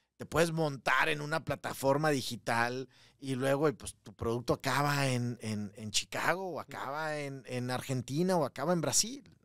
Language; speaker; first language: Spanish; native; Spanish